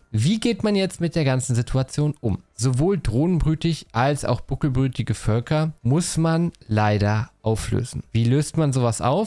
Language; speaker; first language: German; native; German